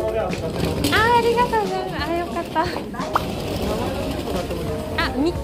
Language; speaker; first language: Japanese; native; Japanese